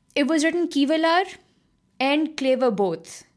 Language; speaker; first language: English; non-native, local second language; Punjabi